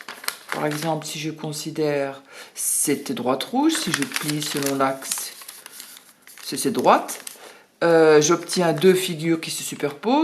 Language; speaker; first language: French; native; French